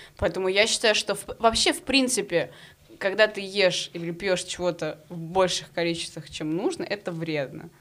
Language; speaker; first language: Russian; non-native, fluent; Arabic